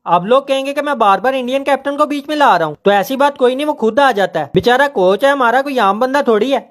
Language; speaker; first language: Urdu; non-native, local second language; Punjabi